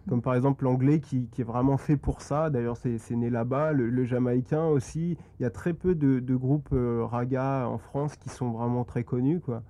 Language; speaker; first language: French; native; French